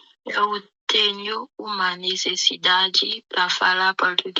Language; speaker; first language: Portuguese; non-native, learner; Haitian Creole